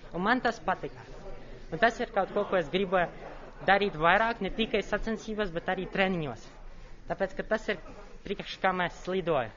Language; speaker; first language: Latvian; non-native, local second language; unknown